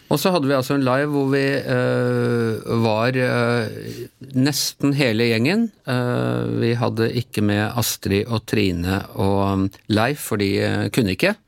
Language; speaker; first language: Norwegian; native; Norwegian